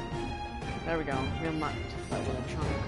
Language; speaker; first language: English; native; English